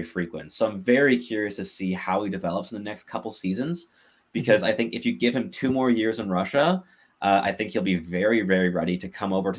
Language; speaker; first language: English; native; English